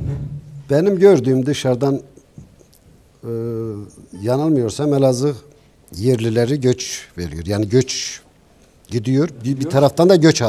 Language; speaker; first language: Turkish; native; Turkish